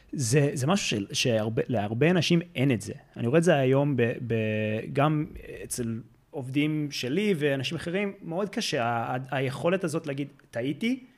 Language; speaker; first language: Hebrew; early bilingual, heritage; Hebrew